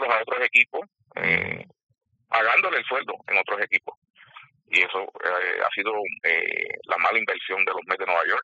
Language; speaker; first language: Spanish; native; Spanish